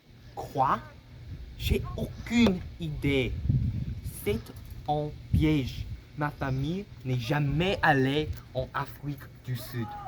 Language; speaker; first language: French; non-native, learner; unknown